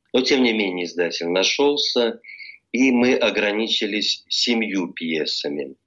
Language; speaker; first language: Russian; native; Russian